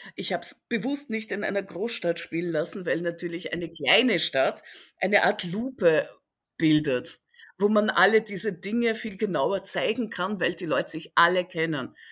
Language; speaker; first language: German; early bilingual, other home language; Russian